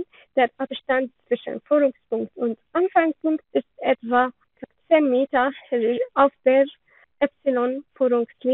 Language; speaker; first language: German; non-native, learner; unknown